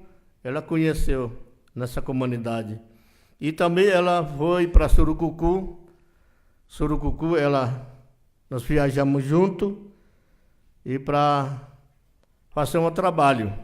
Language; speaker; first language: Portuguese; non-native, local second language; Yanomámi